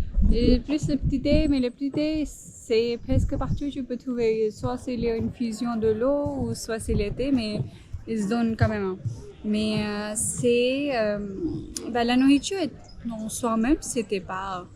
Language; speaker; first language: French; non-native, fluent; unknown